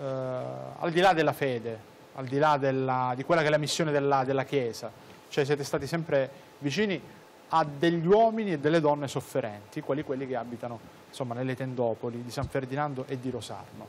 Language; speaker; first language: Italian; native; Italian